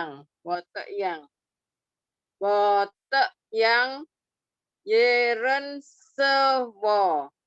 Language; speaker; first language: Chinese; non-native, learner; Indonesian